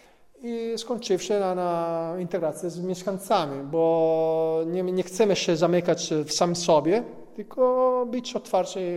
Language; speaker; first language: Polish; non-native, fluent; Italian